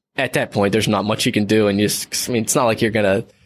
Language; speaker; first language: English; native; English